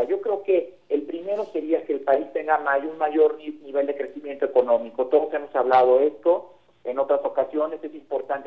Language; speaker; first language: Spanish; native; Spanish